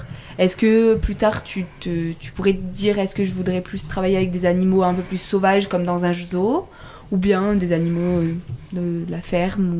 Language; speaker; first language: French; native; French